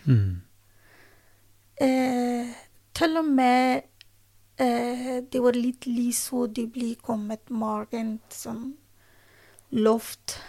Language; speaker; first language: Norwegian; non-native, learner; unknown